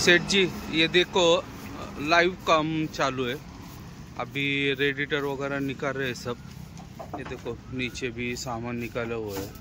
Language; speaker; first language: Hindi; non-native, local second language; Marathi